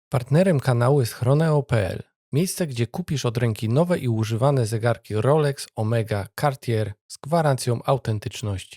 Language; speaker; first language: Polish; native; Polish